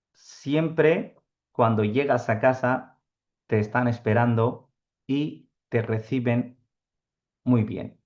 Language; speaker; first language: Spanish; non-native, fluent; Urdu